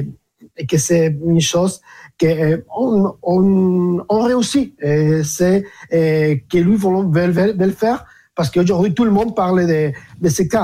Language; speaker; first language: French; non-native, fluent; Spanish